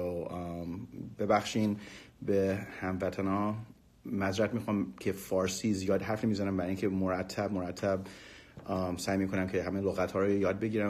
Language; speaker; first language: Persian; early bilingual, heritage; Persian